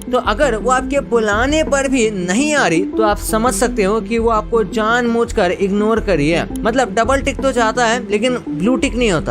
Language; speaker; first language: Hindi; native; Hindi